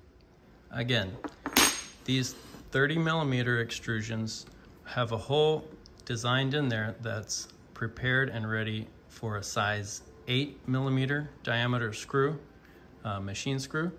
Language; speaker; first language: English; native; English